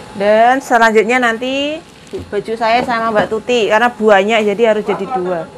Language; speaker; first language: Indonesian; non-native, local second language; Javanese